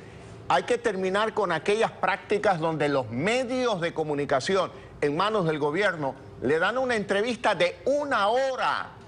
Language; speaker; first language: Spanish; native; Spanish